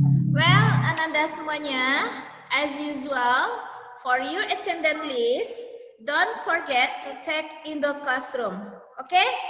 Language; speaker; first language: English; non-native, learner; Indonesian